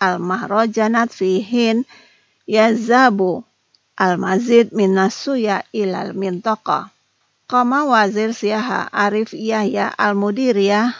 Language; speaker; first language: Arabic; non-native, fluent; Indonesian